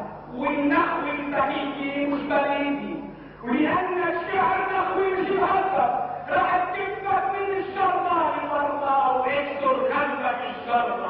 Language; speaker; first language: Arabic; native; Arabic